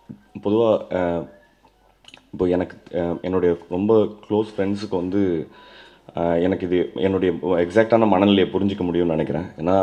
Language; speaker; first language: Tamil; native; Tamil